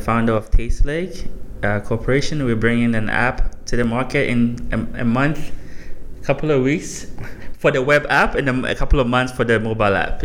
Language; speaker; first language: English; non-native, local second language; Akan